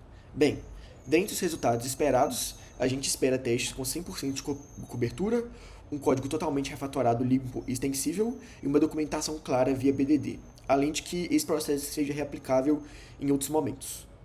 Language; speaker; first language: Portuguese; native; Portuguese